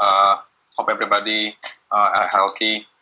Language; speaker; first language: English; non-native, fluent; Indonesian